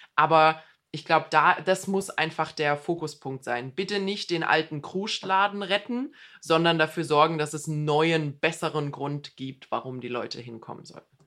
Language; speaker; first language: German; native; German